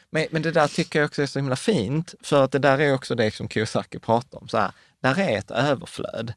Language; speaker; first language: Swedish; native; Swedish